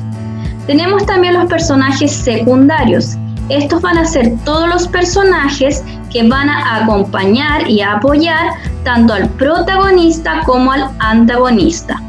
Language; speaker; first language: Spanish; native; Spanish